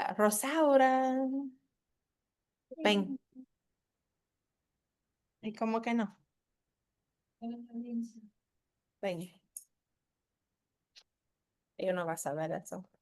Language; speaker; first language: Spanish; non-native, fluent; English